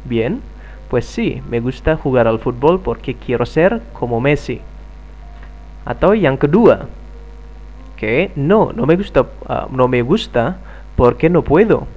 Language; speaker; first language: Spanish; non-native, fluent; Indonesian